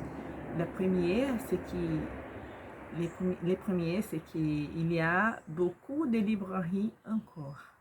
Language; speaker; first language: French; non-native, learner; Portuguese